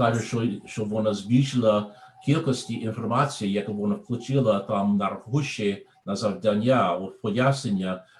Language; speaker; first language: Ukrainian; non-native, learner; English